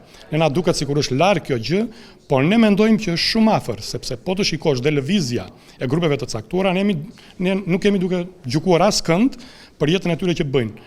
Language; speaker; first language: Albanian; native; Albanian